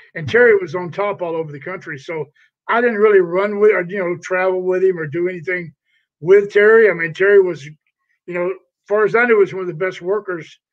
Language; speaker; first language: English; native; English